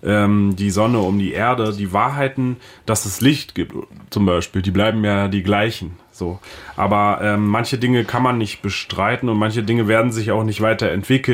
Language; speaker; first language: German; native; German